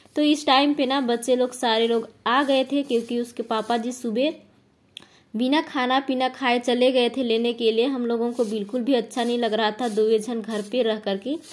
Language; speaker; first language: Hindi; native; Hindi